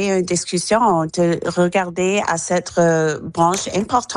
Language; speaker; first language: French; non-native, learner; English